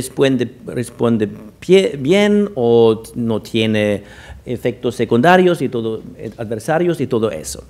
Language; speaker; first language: Spanish; non-native, fluent; German